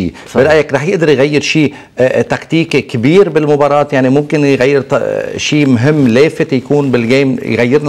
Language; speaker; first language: Arabic; native; Arabic